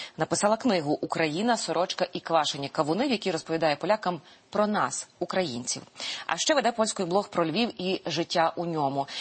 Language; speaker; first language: Ukrainian; native; Ukrainian